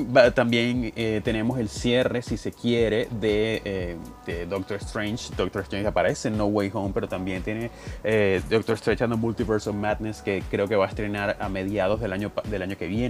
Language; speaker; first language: Spanish; native; Spanish